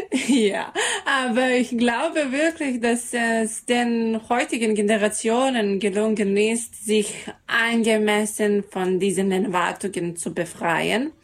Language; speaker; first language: German; non-native, learner; Serbian